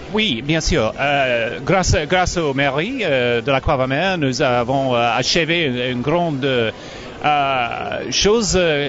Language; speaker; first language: French; non-native, fluent; English